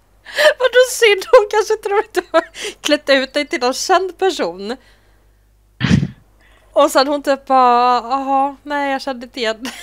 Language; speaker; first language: Swedish; native; Swedish